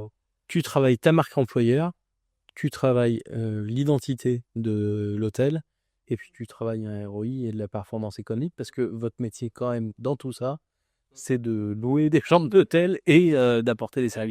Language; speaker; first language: French; native; French